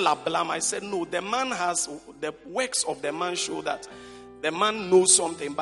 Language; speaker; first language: English; non-native, local second language; Akan